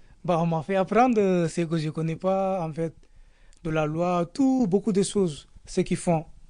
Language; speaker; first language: French; non-native, learner; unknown